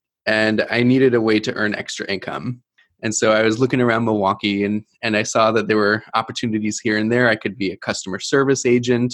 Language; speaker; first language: English; native; English